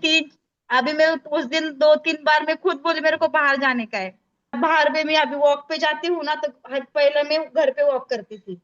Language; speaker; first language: Hindi; non-native, local second language; Marathi